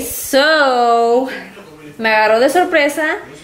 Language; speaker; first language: English; early bilingual, other home language; Spanish